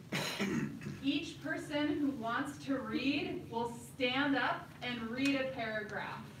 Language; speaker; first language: English; native; English